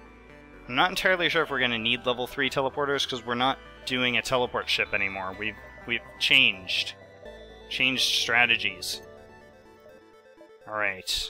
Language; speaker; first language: English; native; English